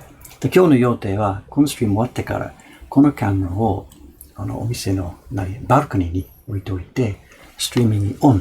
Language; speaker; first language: Japanese; non-native, fluent; English